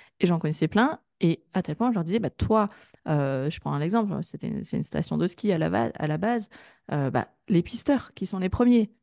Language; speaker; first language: French; native; French